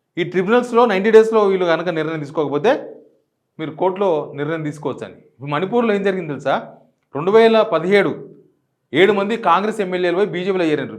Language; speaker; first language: Telugu; native; Telugu